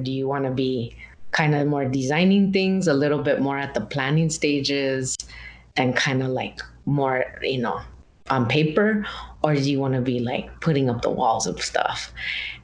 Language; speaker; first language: English; native; English